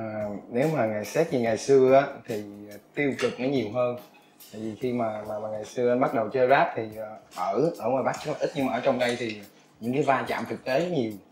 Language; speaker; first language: Vietnamese; native; Vietnamese